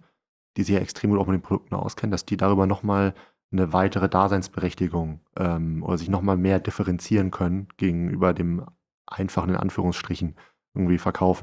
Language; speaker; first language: German; native; German